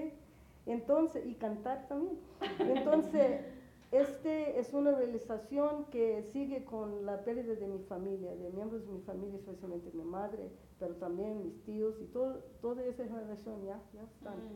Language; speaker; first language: Spanish; early bilingual, heritage; English